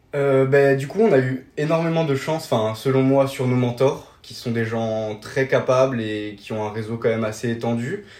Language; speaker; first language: French; native; French